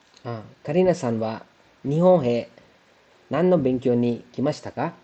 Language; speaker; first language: Japanese; non-native, fluent; Kannada